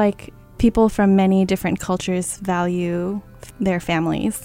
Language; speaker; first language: English; early bilingual, other home language; Chinese